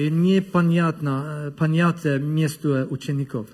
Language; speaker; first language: Russian; non-native, learner; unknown